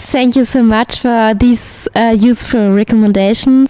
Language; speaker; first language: English; non-native, fluent; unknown